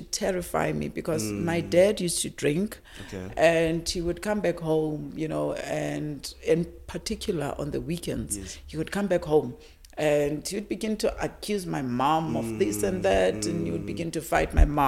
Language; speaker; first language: English; non-native, local second language; Zulu